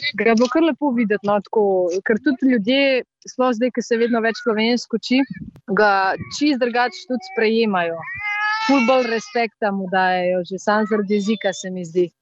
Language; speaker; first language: Slovenian; native; Slovenian